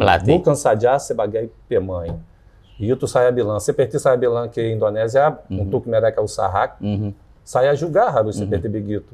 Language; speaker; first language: Indonesian; non-native, fluent; Portuguese